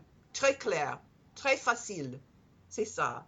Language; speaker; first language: French; non-native, learner; English